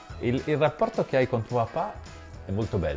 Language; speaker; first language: Italian; native; Italian